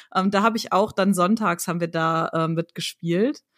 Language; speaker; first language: German; native; German